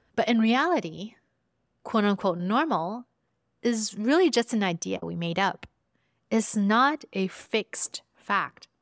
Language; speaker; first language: English; early bilingual, other home language; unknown